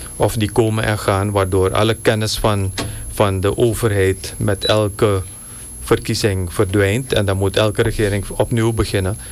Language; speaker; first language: Dutch; native; Dutch